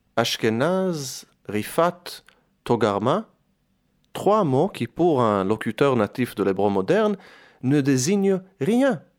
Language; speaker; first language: French; non-native, fluent; Hebrew